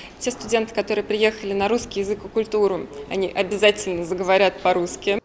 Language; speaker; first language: Russian; native; Russian